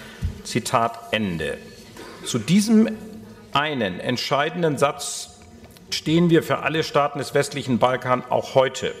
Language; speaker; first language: German; native; German